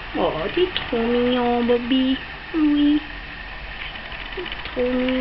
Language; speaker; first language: French; native; French